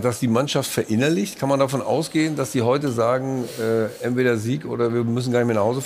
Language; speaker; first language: German; native; German